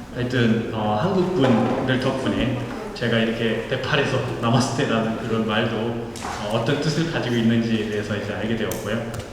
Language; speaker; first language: Korean; non-native, fluent; Nepali